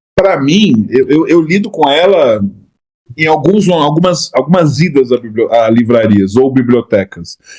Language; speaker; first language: Portuguese; native; Portuguese